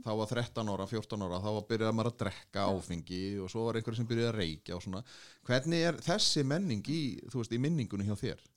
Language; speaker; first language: Icelandic; non-native, fluent; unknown